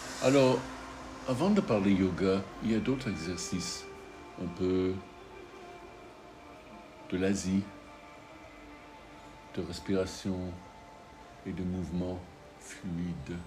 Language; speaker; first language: French; non-native, fluent; English